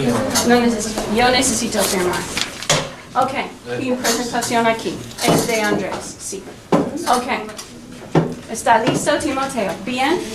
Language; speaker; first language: Spanish; non-native, fluent; English